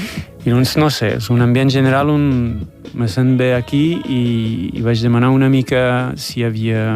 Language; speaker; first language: Catalan; non-native, fluent; French